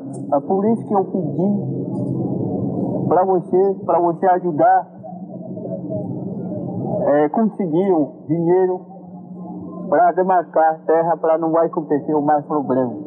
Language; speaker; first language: Portuguese; non-native, local second language; Kayapó